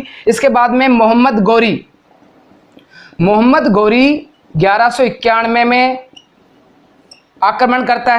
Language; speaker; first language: Hindi; native; Hindi